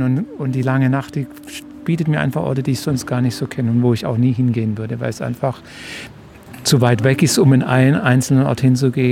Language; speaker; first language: German; native; German